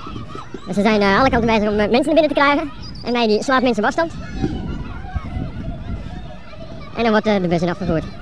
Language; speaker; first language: Dutch; native; Dutch